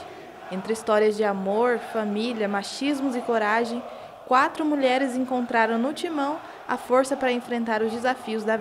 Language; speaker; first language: Portuguese; native; Portuguese